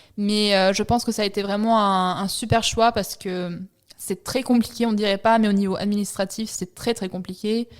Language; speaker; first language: French; early bilingual, other home language; Italian